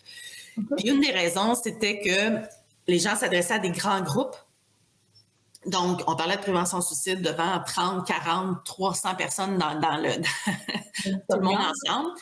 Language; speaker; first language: French; native; French